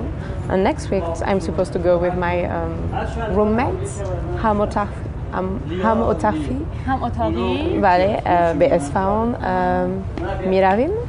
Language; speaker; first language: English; non-native, fluent; French